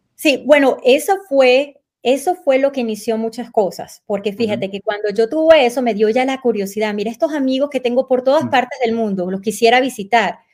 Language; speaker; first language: Spanish; native; Spanish